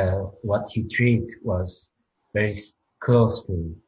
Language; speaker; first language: English; non-native, learner; Japanese